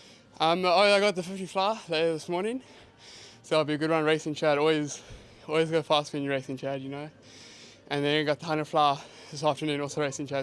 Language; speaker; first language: English; native; English